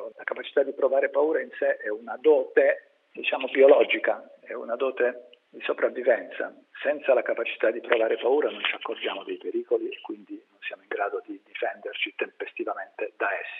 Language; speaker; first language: Italian; native; Italian